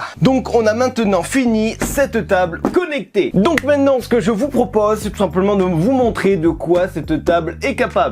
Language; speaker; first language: French; native; French